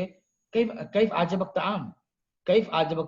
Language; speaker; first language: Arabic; non-native, fluent; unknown